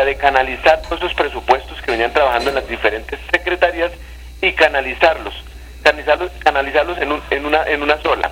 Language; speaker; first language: Spanish; native; Spanish